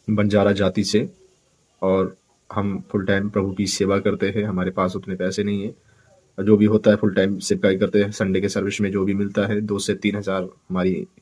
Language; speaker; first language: Hindi; native; Hindi